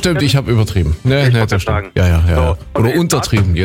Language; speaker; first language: German; native; German